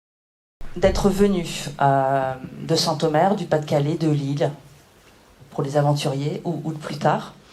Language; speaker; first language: French; native; French